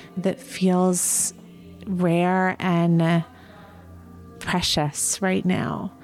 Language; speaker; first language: English; native; English